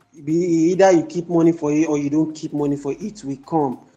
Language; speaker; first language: English; non-native, local second language; Yoruba